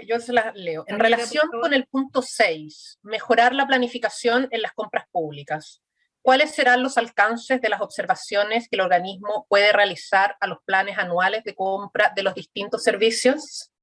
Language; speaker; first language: Spanish; native; Spanish